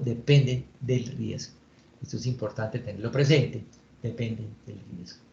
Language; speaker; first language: Spanish; native; Spanish